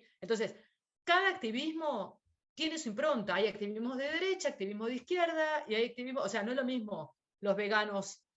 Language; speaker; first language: Spanish; native; Spanish